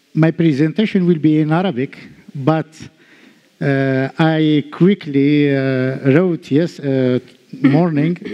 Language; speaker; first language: English; non-native, learner; Arabic